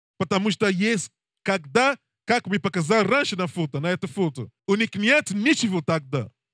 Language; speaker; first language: Russian; non-native, learner; English